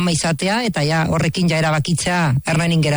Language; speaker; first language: Basque; non-native, fluent; Spanish